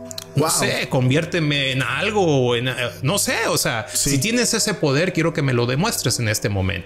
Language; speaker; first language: Spanish; native; Spanish